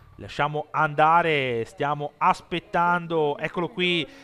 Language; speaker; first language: Italian; native; Italian